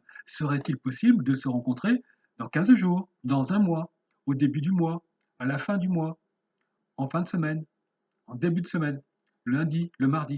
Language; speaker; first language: French; native; French